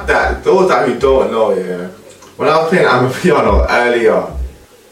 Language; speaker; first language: English; native; English